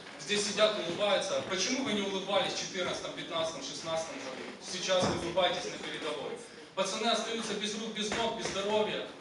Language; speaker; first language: Russian; non-native, local second language; Ukrainian